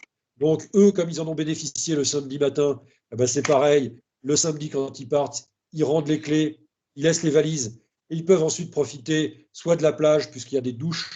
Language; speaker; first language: French; native; French